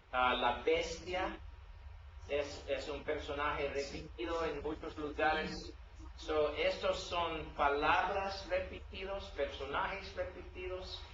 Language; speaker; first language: Spanish; non-native, learner; English